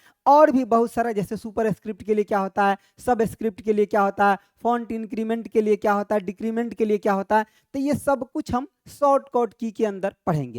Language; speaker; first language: Hindi; native; Hindi